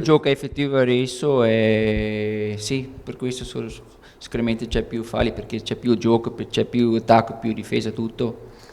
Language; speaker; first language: Italian; non-native, learner; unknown